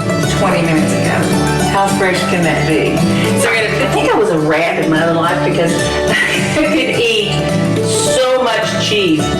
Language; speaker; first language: English; native; English